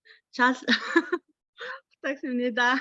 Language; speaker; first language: Korean; non-native, learner; Mongolian